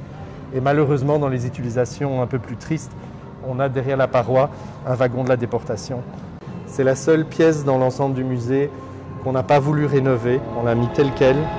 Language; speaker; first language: French; native; French